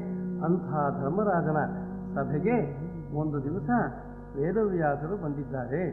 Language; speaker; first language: Kannada; native; Kannada